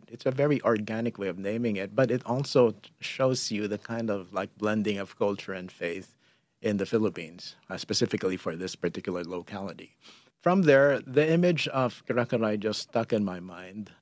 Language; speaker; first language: English; non-native, local second language; Filipino